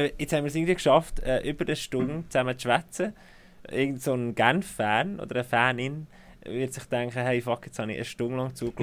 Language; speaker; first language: German; native; German